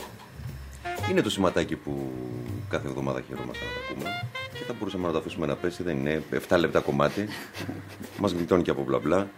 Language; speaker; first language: Greek; native; Greek